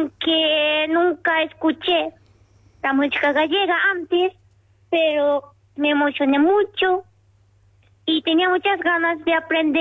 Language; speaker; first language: Spanish; non-native, learner; Japanese